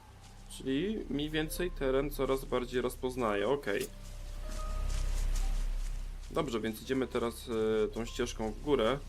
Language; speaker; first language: Polish; native; Polish